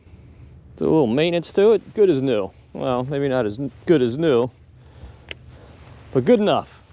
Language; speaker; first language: English; native; English